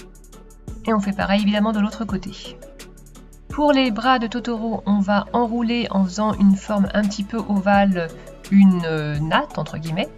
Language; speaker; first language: French; native; French